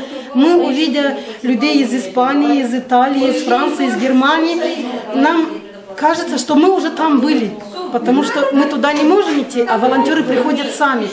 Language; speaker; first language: Russian; non-native, local second language; Gagauz